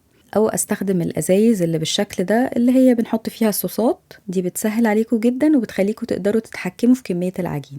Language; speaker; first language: Arabic; native; Arabic